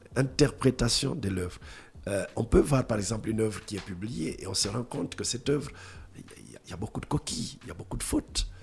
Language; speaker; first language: French; non-native, local second language; Lingala